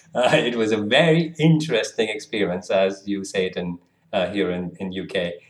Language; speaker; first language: English; non-native, local second language; Hindi